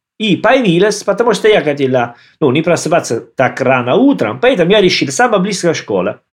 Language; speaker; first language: Russian; non-native, learner; Italian